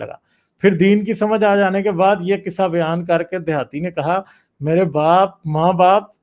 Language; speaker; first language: Urdu; native; Urdu